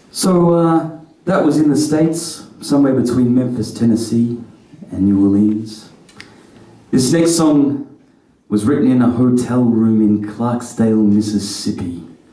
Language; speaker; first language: English; native; English